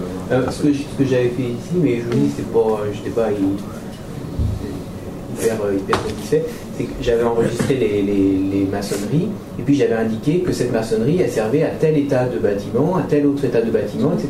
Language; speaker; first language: French; native; French